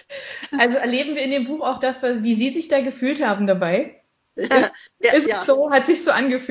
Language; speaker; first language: German; native; German